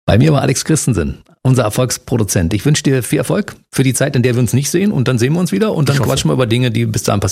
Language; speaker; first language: German; native; German